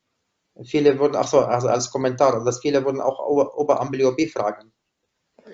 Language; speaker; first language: German; non-native, fluent; Arabic